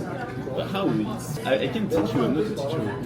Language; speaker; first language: English; non-native, fluent; French